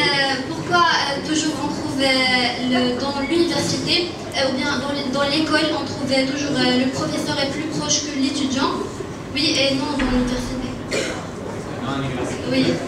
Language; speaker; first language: French; non-native, local second language; Arabic